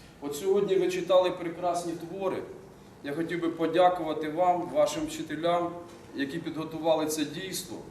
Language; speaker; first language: Ukrainian; native; Ukrainian